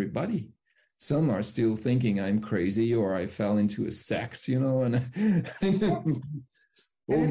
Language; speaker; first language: English; non-native, fluent; French